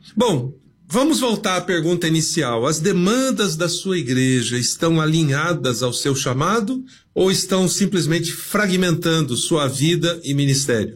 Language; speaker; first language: Portuguese; native; Portuguese